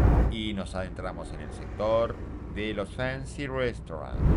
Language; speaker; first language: Spanish; native; Spanish